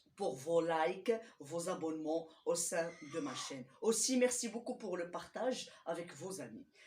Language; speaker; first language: French; non-native, local second language; Arabic